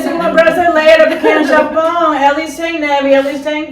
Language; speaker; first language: Portuguese; non-native, fluent; English